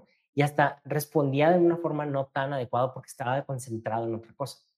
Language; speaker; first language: Spanish; native; Spanish